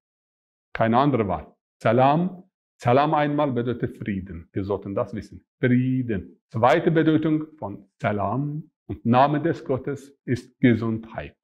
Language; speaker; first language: German; non-native, fluent; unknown